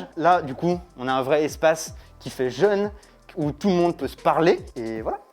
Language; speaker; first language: French; native; French